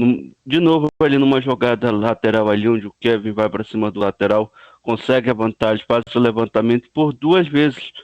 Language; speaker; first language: Portuguese; native; Portuguese